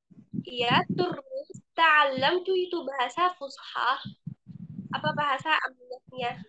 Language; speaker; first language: Indonesian; non-native, fluent; Arabic